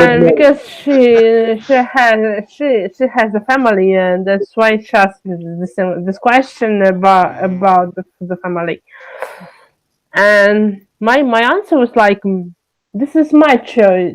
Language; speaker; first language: English; non-native, learner; French